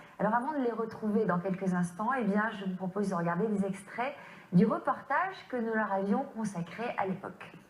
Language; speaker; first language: French; native; French